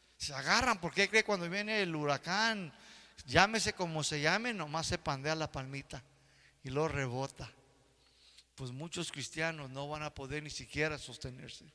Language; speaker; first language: Spanish; early bilingual, heritage; Spanish